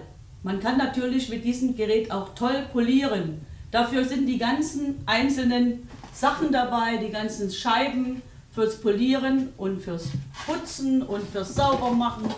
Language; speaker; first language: German; native; German